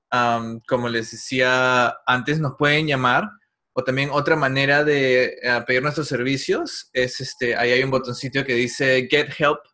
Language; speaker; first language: Spanish; non-native, fluent; English